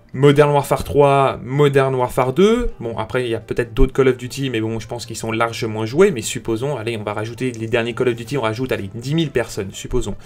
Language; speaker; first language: French; native; French